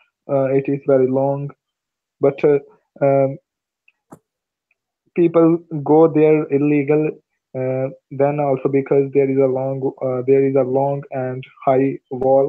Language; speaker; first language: English; non-native, learner; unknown